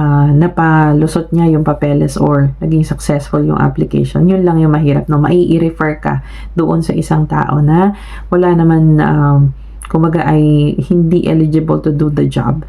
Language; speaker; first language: Filipino; native; Filipino